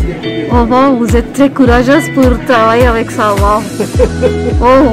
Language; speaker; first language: French; non-native, learner; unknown